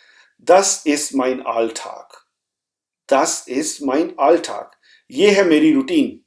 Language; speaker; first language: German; non-native, fluent; Hindi